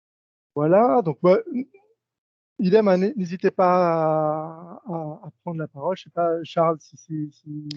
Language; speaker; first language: French; native; French